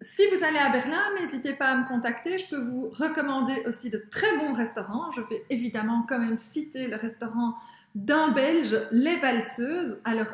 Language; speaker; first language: French; native; French